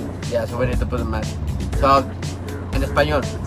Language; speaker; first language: English; non-native, fluent; Spanish